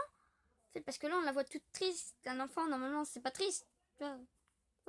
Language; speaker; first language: French; native; French